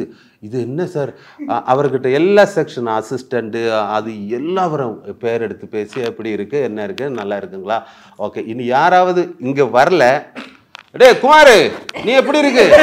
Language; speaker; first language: Tamil; non-native, learner; Malayalam